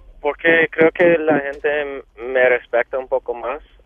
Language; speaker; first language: Spanish; non-native, local second language; English